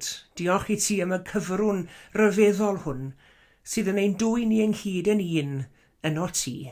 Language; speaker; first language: Welsh; native; Welsh